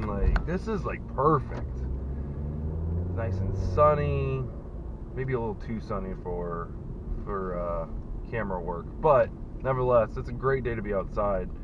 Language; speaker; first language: English; native; English